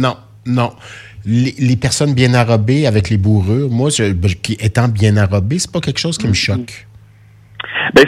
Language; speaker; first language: French; native; French